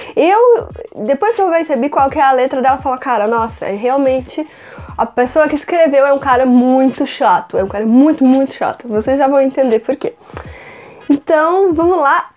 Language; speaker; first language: Portuguese; native; Portuguese